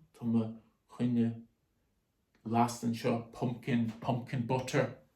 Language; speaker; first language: Irish; native; Irish